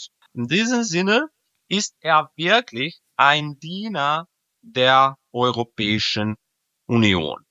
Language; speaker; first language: German; non-native, fluent; Serbian